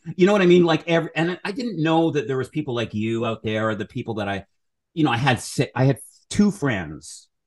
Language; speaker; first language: English; native; English